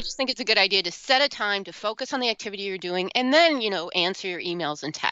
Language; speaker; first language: English; native; English